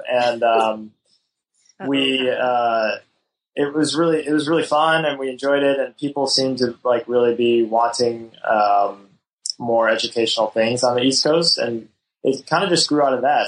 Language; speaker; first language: English; native; English